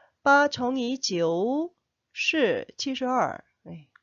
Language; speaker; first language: Chinese; non-native, fluent; Korean